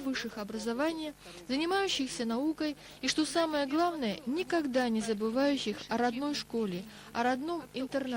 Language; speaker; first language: Russian; native; Russian